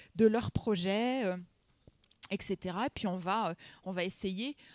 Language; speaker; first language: French; native; French